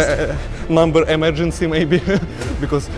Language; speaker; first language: English; non-native, learner; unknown